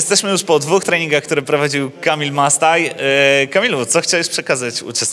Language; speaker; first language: Polish; native; Polish